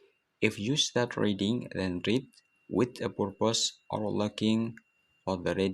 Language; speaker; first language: English; non-native, learner; Indonesian